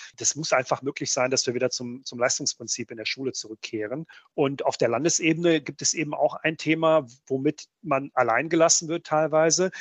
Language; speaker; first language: German; early bilingual, other home language; Bosnian